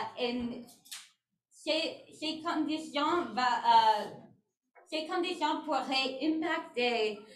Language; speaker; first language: French; non-native, learner; English